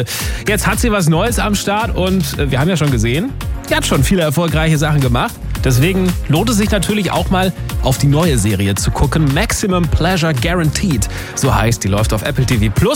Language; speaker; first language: German; native; German